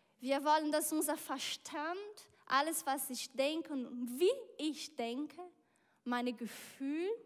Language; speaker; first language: German; non-native, learner; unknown